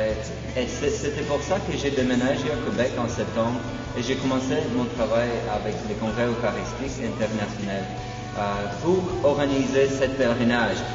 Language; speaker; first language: French; non-native, fluent; Polish